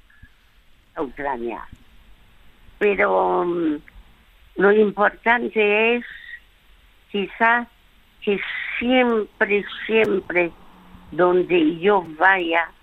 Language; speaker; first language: Spanish; early bilingual, other home language; French